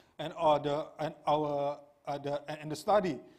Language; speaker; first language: English; non-native, fluent; Indonesian